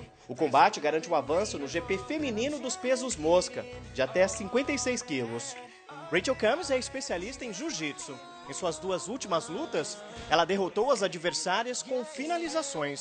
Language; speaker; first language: Portuguese; native; Portuguese